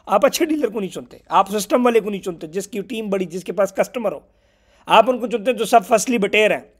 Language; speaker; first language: Urdu; non-native, local second language; Punjabi